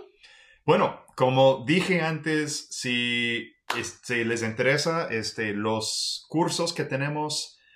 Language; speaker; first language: Spanish; non-native, fluent; English